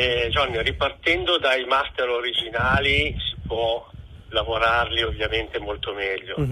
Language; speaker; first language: Italian; native; Italian